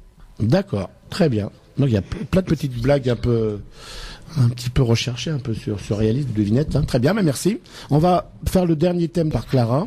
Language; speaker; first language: French; native; French